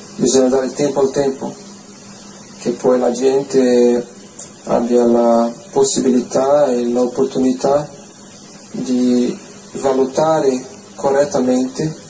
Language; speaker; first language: Italian; non-native, fluent; Portuguese